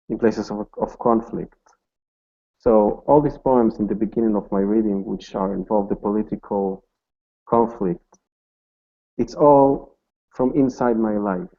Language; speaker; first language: English; non-native, fluent; Hebrew